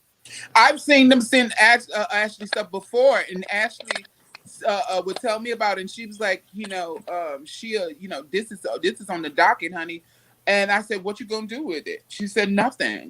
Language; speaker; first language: English; native; English